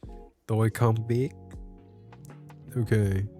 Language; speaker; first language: Vietnamese; non-native, learner; English